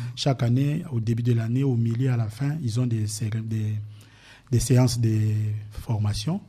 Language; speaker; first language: French; non-native, local second language; Lingala